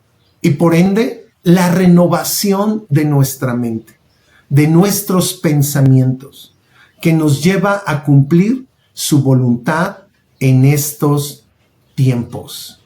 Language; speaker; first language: Spanish; native; Spanish